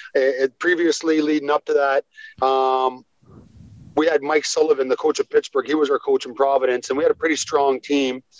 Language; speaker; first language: English; native; English